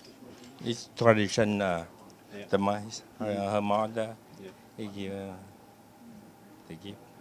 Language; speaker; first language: English; non-native, learner; Vietnamese